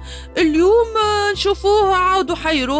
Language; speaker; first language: Arabic; native; Arabic